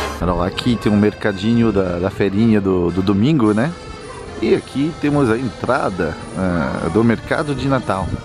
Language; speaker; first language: Portuguese; non-native, fluent; French